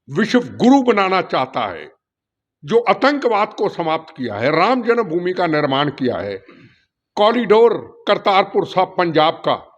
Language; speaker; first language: Hindi; non-native, local second language; Punjabi